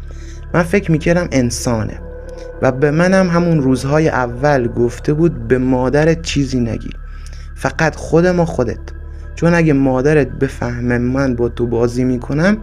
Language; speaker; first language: Persian; native; Persian